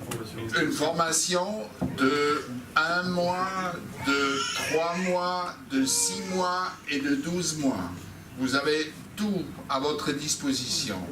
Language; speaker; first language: French; non-native, fluent; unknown